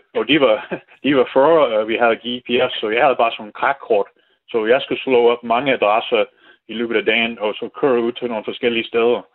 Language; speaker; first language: Danish; non-native, fluent; English